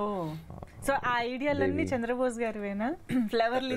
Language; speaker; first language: Telugu; native; Telugu